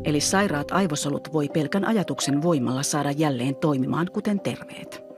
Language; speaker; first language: Finnish; native; Finnish